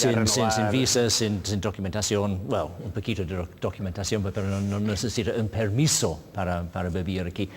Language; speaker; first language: Spanish; non-native, learner; English